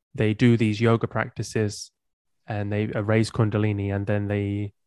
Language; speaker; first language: English; native; English